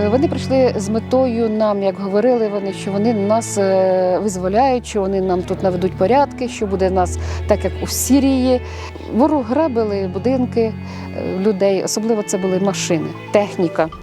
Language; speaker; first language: Ukrainian; native; Ukrainian